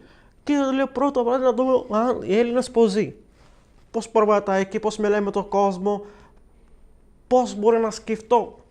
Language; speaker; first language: Greek; non-native, learner; Arabic